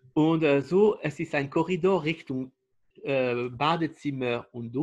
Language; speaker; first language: German; non-native, fluent; French